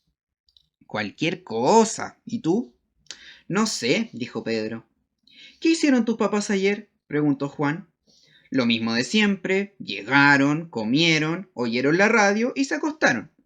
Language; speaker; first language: Spanish; native; Spanish